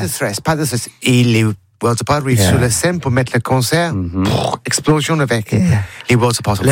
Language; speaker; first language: French; non-native, learner; English